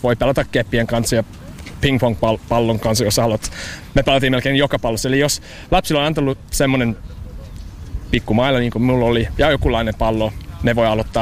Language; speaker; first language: Finnish; early bilingual, heritage; English